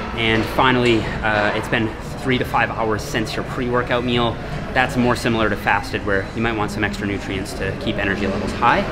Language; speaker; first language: English; native; English